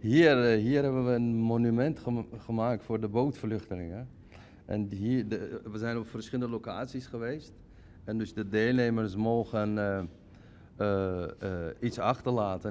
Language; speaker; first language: Dutch; non-native, fluent; Persian